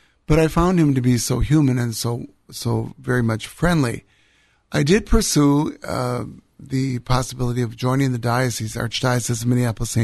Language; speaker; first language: English; native; English